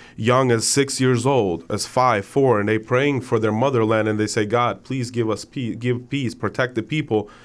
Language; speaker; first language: English; non-native, fluent; Ukrainian